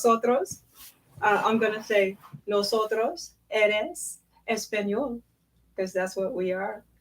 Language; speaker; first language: Spanish; non-native, learner; English